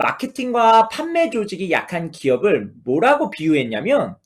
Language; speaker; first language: Korean; native; Korean